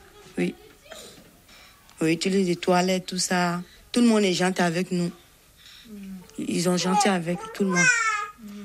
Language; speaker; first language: French; non-native, learner; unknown